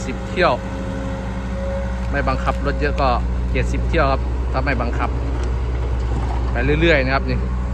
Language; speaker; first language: Thai; native; Thai